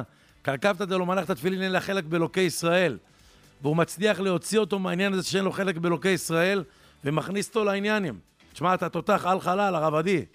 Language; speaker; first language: Hebrew; native; Hebrew